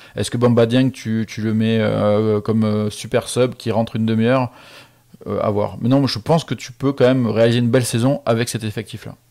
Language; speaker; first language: French; native; French